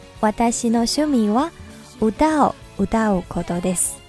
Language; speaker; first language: Japanese; non-native, fluent; Chinese